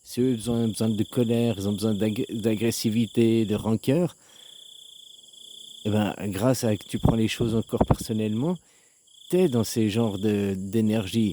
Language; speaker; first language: French; native; French